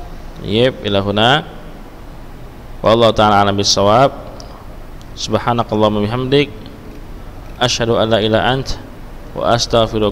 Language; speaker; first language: Arabic; non-native, fluent; Indonesian